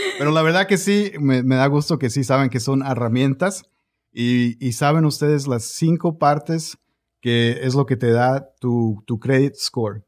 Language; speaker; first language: Spanish; early bilingual, heritage; Spanish